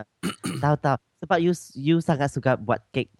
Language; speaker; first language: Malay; non-native, local second language; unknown